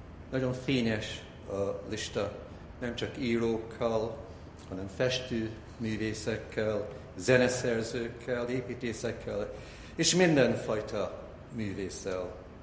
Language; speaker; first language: Hungarian; early bilingual, heritage; Hungarian